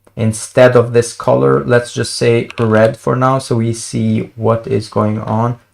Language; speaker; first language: English; non-native, fluent; Albanian